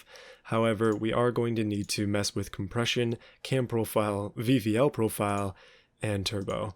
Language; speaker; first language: English; native; English